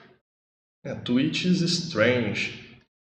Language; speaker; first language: English; non-native, learner; Portuguese